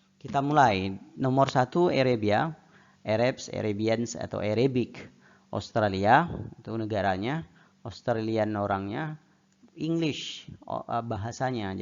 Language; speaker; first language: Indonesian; non-native, local second language; Achinese